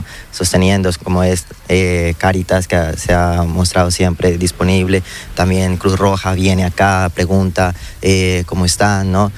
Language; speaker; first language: Spanish; native; Spanish